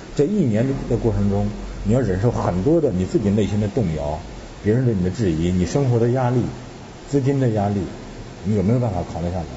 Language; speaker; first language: Chinese; native; Chinese